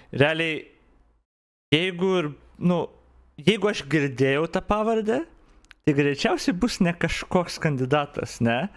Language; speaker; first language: Lithuanian; native; Lithuanian